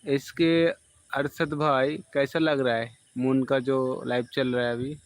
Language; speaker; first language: Hindi; non-native, local second language; Bangla